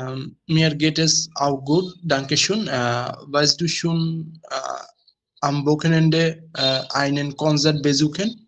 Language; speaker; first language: German; non-native, learner; Bangla